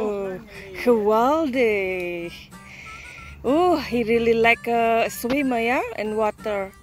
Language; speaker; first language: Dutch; non-native, learner; Indonesian